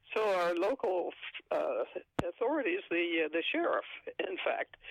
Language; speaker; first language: English; native; English